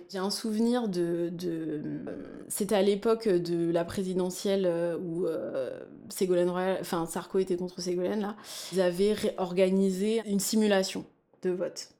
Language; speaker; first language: French; native; French